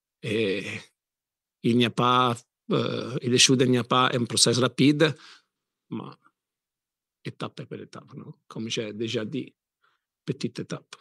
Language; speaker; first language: French; non-native, learner; Italian